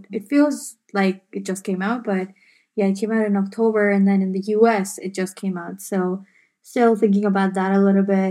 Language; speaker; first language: English; non-native, local second language; Urdu